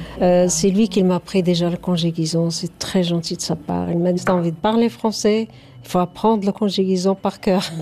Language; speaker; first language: French; non-native, fluent; Arabic